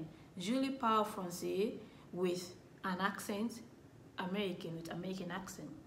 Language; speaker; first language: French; non-native, learner; English